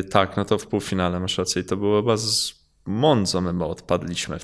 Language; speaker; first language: Polish; early bilingual, heritage; Polish